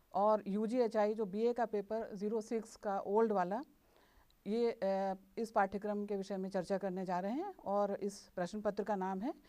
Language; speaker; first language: Hindi; native; Hindi